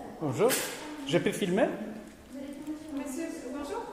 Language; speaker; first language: French; non-native, learner; Polish